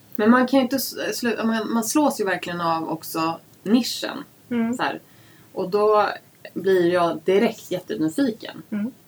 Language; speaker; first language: Swedish; native; Swedish